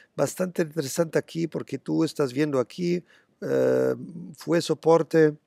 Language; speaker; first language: Spanish; non-native, fluent; German